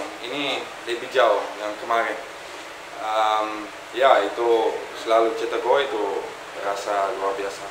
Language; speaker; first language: Indonesian; non-native, fluent; Dutch